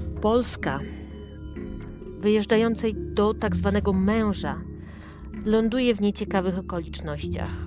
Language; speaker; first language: Polish; native; Polish